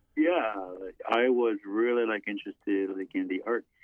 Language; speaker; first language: English; non-native, fluent; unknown